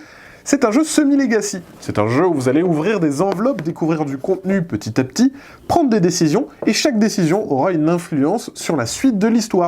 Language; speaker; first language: French; native; French